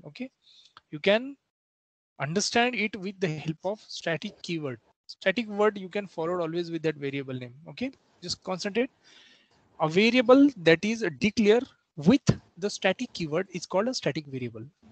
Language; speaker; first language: English; non-native, local second language; Marathi